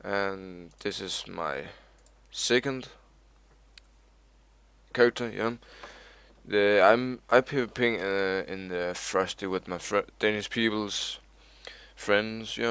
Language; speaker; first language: English; non-native, learner; Danish